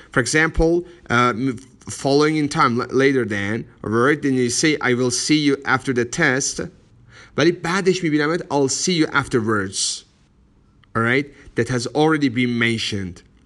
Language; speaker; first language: English; non-native, fluent; Persian